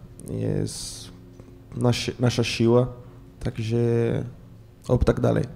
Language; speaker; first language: Polish; non-native, fluent; Portuguese